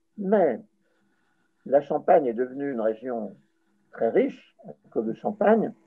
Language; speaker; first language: French; native; French